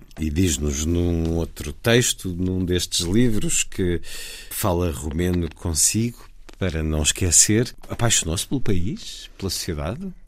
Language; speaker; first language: Portuguese; native; Portuguese